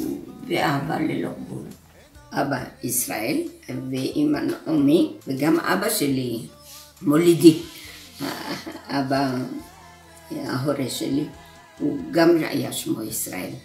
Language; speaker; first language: Hebrew; early bilingual, other home language; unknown